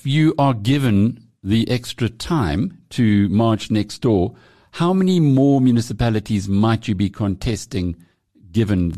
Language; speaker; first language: English; native; English